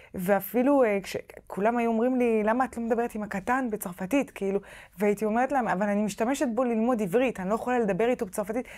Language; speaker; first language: Hebrew; non-native, fluent; French